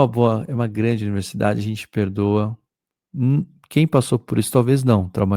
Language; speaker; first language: Portuguese; native; Portuguese